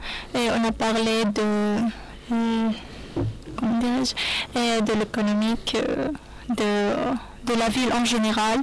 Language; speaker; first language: French; non-native, learner; Arabic